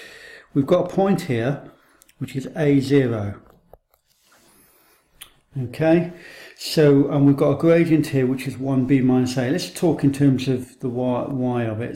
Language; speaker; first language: English; native; English